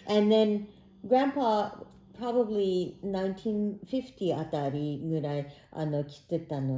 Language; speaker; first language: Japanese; early bilingual, heritage; Japanese